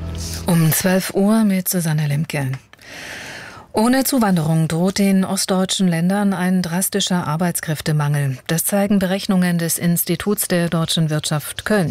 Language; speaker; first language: German; native; German